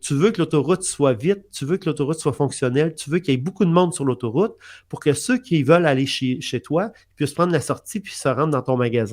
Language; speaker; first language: French; native; French